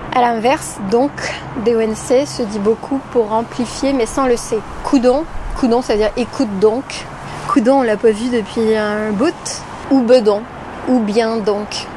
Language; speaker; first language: French; native; French